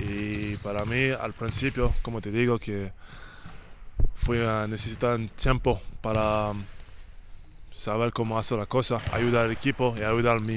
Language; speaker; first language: Spanish; non-native, learner; French